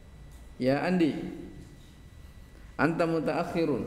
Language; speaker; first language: Arabic; non-native, fluent; Indonesian